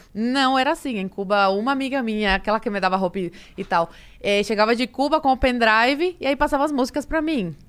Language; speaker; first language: Portuguese; early bilingual, other home language; Spanish